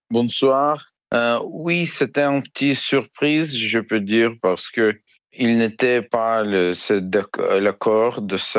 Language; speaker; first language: French; non-native, learner; Ukrainian